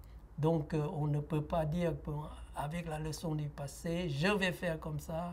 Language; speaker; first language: French; non-native, fluent; Lao